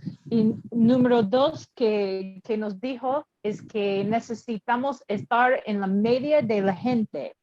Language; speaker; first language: Spanish; non-native, learner; English